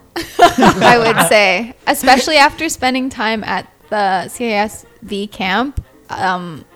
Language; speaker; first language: English; native; English